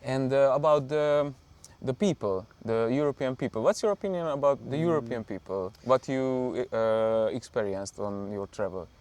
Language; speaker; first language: English; non-native, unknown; Hungarian